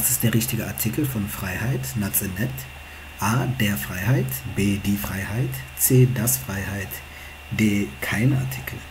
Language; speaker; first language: German; non-native, fluent; Tigrinya